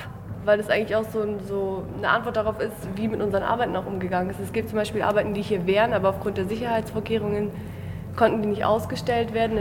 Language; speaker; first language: German; native; German